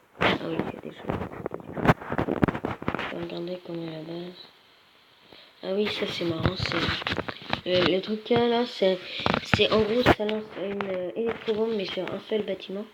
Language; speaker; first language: French; native; French